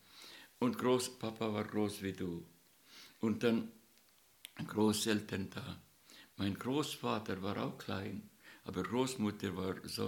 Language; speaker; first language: German; non-native, learner; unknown